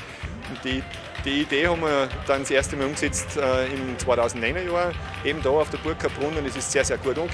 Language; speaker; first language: German; native; German